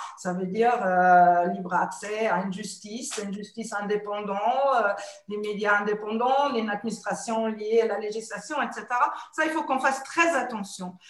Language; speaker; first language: French; non-native, fluent; German